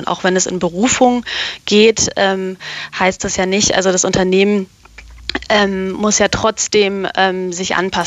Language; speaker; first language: German; native; German